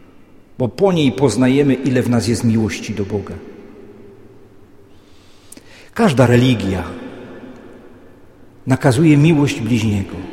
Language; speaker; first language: Polish; native; Polish